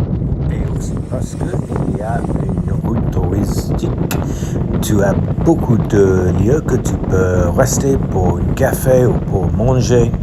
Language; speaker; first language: French; non-native, learner; English